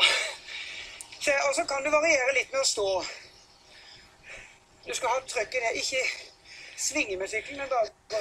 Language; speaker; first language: Norwegian; native; Norwegian